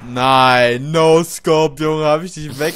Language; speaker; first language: German; native; German